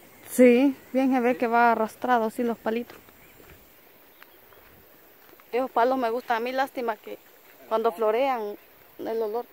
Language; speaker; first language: Spanish; native; Spanish